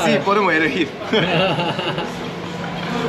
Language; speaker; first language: Spanish; non-native, fluent; Japanese